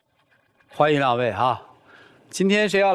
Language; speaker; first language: Chinese; native; Chinese